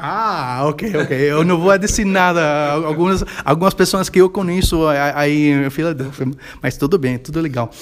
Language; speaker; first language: Portuguese; non-native, fluent; Spanish